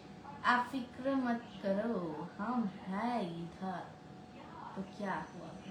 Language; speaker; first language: Hindi; non-native, learner; Bangla